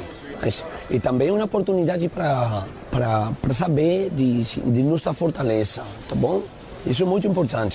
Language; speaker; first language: Portuguese; non-native, fluent; Spanish